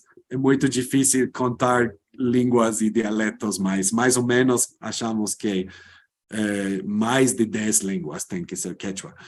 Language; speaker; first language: Portuguese; non-native, fluent; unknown